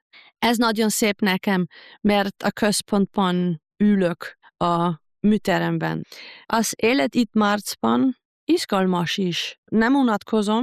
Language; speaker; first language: Hungarian; non-native, learner; German